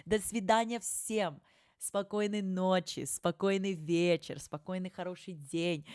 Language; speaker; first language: Russian; early bilingual, heritage; Russian